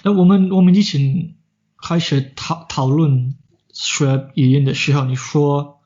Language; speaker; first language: Chinese; non-native, fluent; English